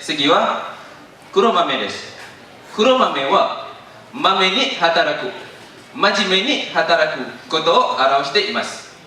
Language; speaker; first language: Japanese; non-native, learner; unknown